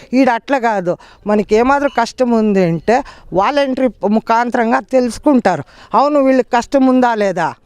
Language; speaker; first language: Telugu; native; Telugu